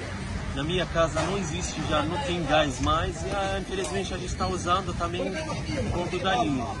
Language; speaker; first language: Portuguese; non-native, fluent; Arabic